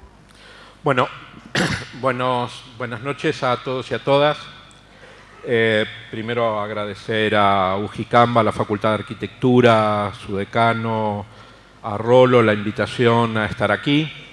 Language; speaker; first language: Spanish; native; Spanish